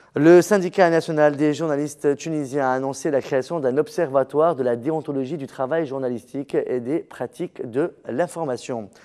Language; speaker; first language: French; non-native, local second language; Arabic